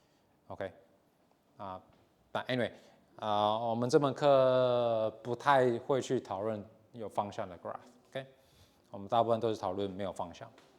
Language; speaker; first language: Chinese; native; Chinese